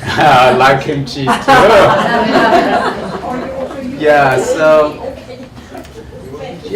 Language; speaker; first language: English; non-native, learner; Chinese